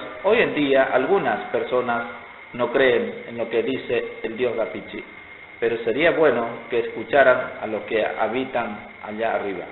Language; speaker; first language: Spanish; non-native, local second language; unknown